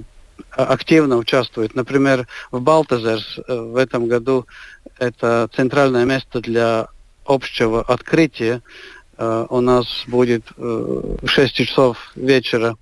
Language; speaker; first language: Russian; non-native, local second language; Latvian